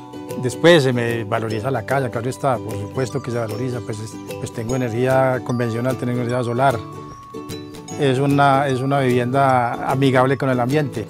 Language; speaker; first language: Spanish; native; Spanish